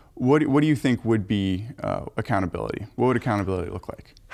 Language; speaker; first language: English; early bilingual, other home language; German